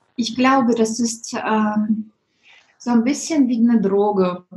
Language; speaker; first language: German; non-native, fluent; Russian